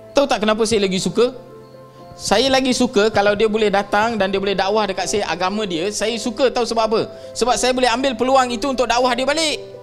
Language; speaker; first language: Malay; non-native, local second language; Tamil